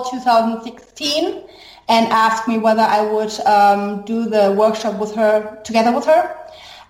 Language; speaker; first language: English; non-native, fluent; German